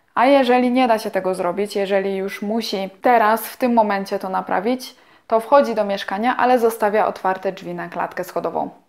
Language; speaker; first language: Polish; native; Polish